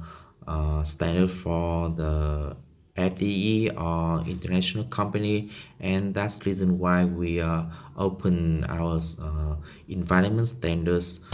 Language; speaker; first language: English; non-native, learner; Vietnamese